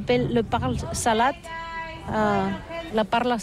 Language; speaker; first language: French; non-native, learner; Catalan